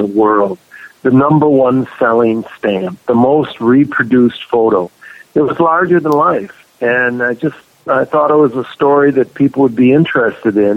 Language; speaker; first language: English; native; English